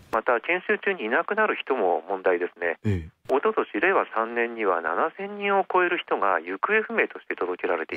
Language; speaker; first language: Japanese; native; Japanese